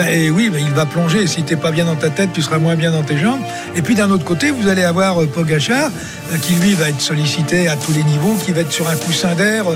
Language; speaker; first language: French; native; French